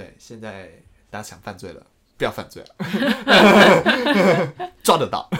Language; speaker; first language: Chinese; native; Chinese